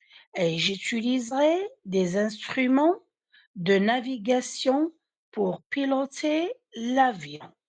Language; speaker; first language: French; non-native, fluent; Arabic